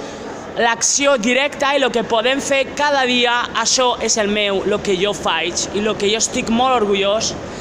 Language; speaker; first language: Catalan; non-native, local second language; Spanish